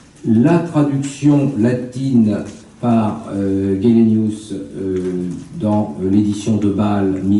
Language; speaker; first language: French; native; French